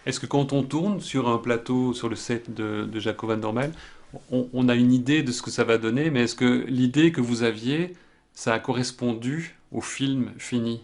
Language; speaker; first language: French; native; French